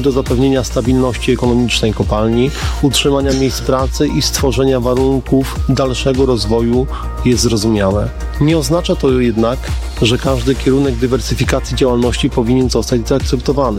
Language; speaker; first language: Polish; native; Polish